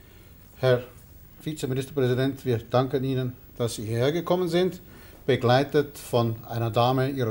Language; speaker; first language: German; native; German